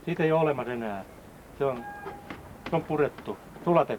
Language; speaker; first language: Finnish; native; Finnish